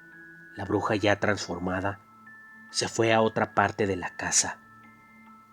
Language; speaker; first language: Spanish; native; Spanish